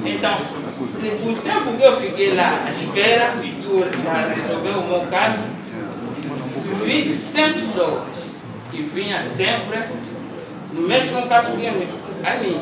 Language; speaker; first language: Portuguese; non-native, local second language; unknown